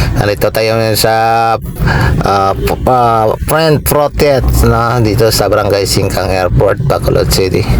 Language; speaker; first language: Filipino; non-native, local second language; Hiligaynon